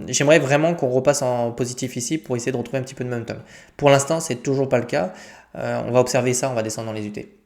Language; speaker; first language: French; native; French